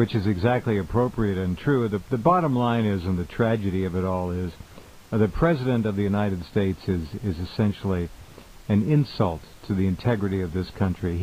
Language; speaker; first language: English; native; English